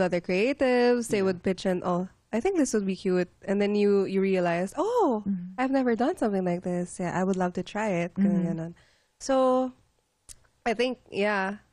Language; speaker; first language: English; non-native, local second language; Filipino